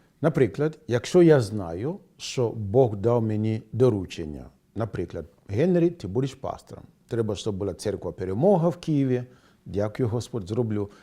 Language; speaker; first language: Ukrainian; non-native, fluent; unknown